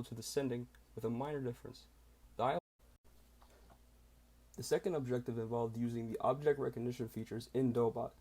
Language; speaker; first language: English; native; English